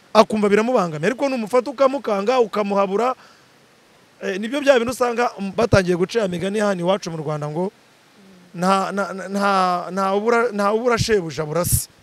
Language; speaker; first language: Kinyarwanda; native; Kinyarwanda